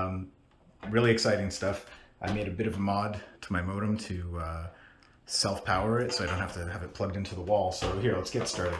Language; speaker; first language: English; native; English